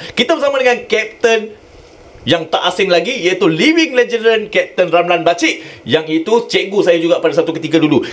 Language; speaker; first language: Malay; native; Malay